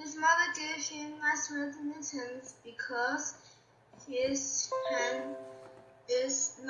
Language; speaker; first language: English; non-native, learner; Chinese